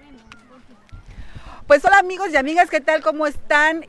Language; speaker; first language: Spanish; native; Spanish